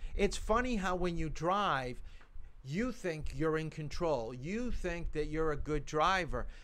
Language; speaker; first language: English; native; English